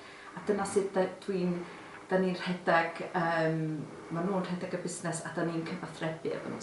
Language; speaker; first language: Welsh; non-native, fluent; English